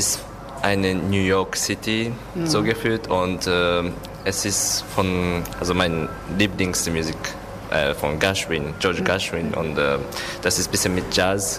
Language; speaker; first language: German; non-native, learner; Japanese